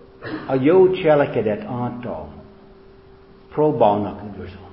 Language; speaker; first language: Hungarian; non-native, fluent; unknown